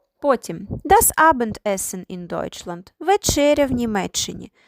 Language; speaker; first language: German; non-native, fluent; Ukrainian